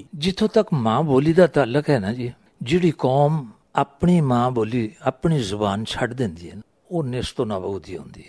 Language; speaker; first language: Punjabi; native; Punjabi